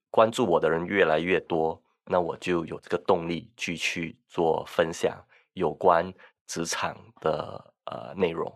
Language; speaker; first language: Chinese; non-native, local second language; Min Nan Chinese